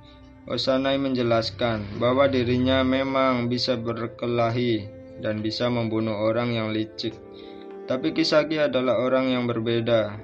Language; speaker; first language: Indonesian; native; Indonesian